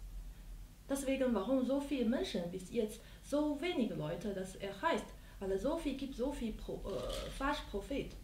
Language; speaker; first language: German; non-native, learner; Chinese